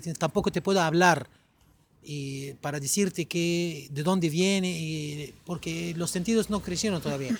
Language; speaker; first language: Spanish; non-native, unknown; Arabic